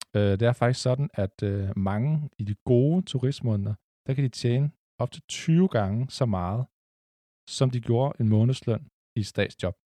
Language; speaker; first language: Danish; native; Danish